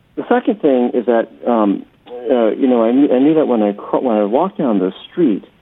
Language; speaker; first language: English; native; English